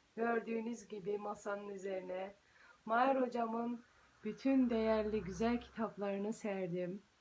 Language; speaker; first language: Turkish; early bilingual, heritage; Turkish